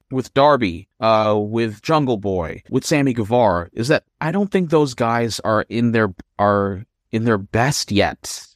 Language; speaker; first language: English; non-native, local second language; Filipino